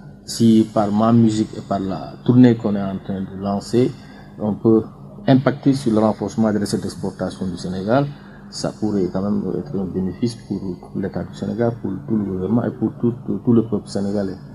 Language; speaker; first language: French; non-native, local second language; Fula